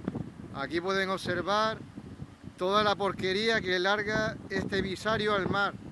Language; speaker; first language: Spanish; native; Spanish